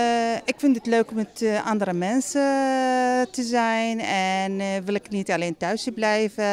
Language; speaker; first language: Dutch; non-native, learner; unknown